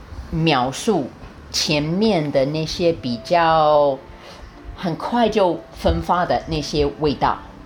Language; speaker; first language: Chinese; non-native, fluent; English